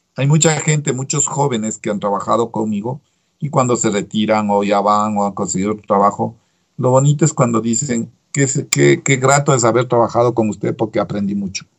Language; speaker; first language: Spanish; native; Spanish